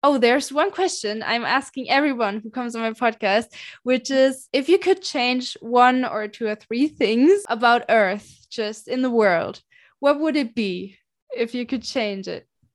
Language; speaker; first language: English; non-native, fluent; German